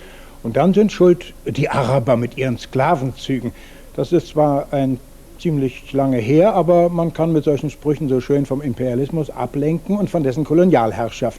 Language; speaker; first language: German; native; German